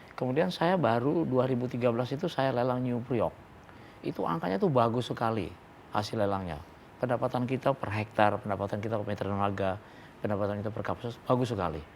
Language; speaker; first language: Indonesian; native; Indonesian